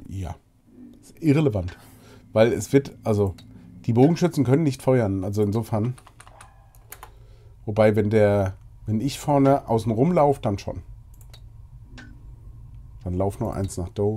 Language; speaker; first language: German; native; German